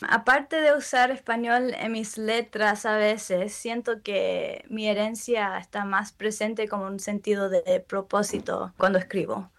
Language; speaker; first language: Spanish; early bilingual, heritage; Spanish